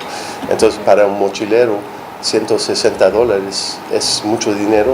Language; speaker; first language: Spanish; non-native, fluent; English